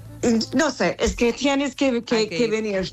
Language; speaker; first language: Spanish; non-native, learner; English